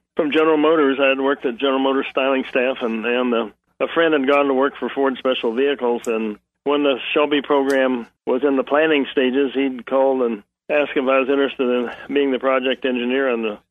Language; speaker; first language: English; native; English